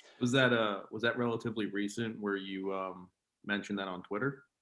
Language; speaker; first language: English; native; English